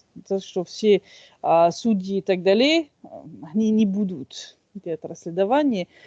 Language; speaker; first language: Russian; non-native, fluent; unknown